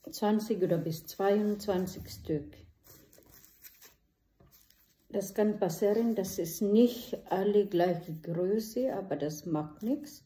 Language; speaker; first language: German; non-native, learner; Filipino